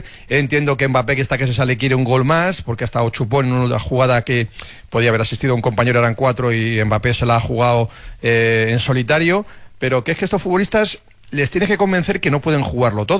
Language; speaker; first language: Spanish; native; Spanish